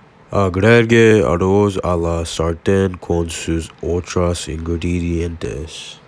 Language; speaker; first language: Spanish; non-native, learner; English